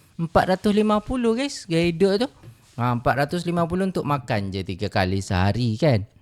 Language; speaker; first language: Indonesian; native; Indonesian